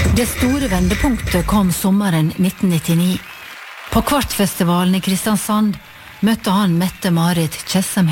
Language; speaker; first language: Norwegian; native; Norwegian